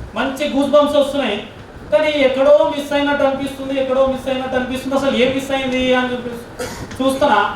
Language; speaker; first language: Telugu; non-native, local second language; Lambadi